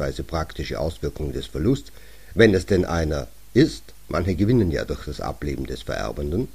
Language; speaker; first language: German; native; German